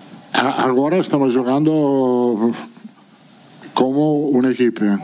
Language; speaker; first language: Portuguese; non-native, learner; Italian